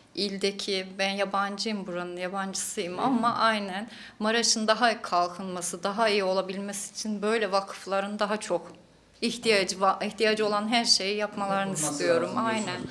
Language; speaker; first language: Turkish; native; Turkish